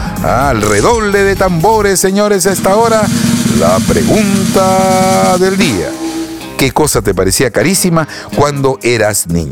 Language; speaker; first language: Spanish; native; Spanish